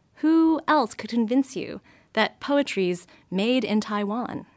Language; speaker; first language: English; native; English